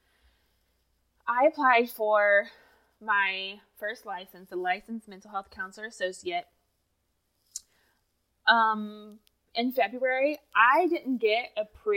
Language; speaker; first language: English; native; English